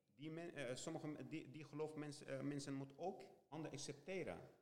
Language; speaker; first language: Dutch; non-native, learner; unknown